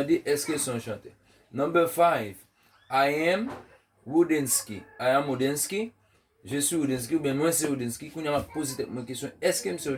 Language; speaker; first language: French; non-native, local second language; Haitian Creole